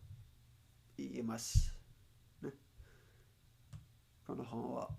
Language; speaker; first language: Japanese; non-native, learner; Spanish